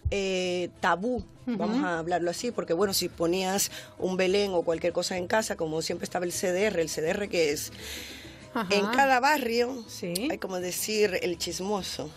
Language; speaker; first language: Spanish; native; Spanish